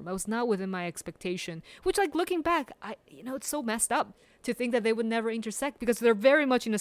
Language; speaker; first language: English; early bilingual, other home language; Chinese